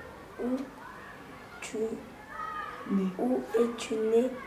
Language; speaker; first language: French; early bilingual, other home language; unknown